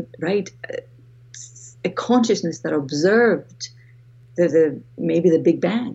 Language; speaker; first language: English; non-native, fluent; Greek